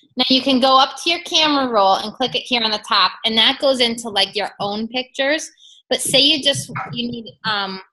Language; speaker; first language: English; native; English